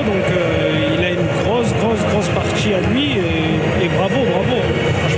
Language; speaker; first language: French; native; French